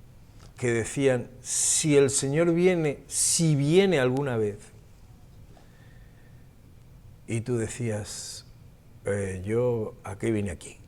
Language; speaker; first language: Spanish; native; Spanish